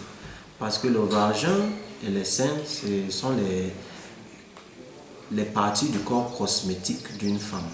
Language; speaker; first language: French; non-native, local second language; English